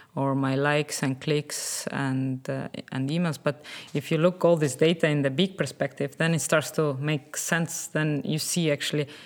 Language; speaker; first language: English; non-native, fluent; Estonian